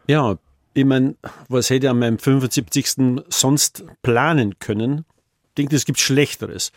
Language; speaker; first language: German; native; German